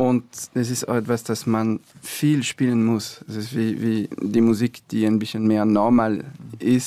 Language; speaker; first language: German; non-native, fluent; French